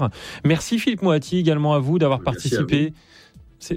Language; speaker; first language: French; native; French